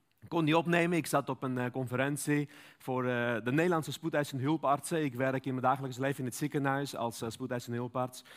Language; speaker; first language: Dutch; non-native, fluent; Armenian